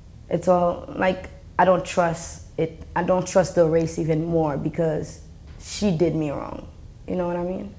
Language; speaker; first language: English; non-native, fluent; Haitian Creole